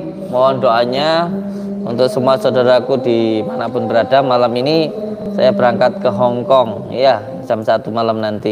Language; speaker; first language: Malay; non-native, local second language; Javanese